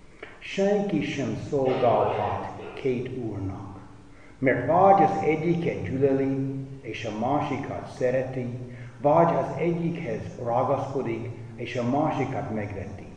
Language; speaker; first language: Hungarian; non-native, fluent; English